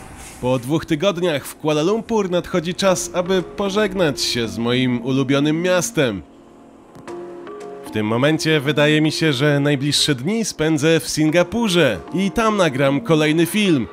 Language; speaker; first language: Polish; native; Polish